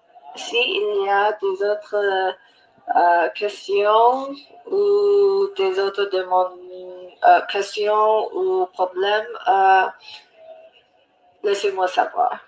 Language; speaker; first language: French; non-native, learner; English